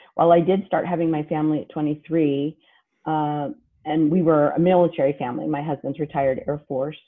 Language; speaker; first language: English; native; English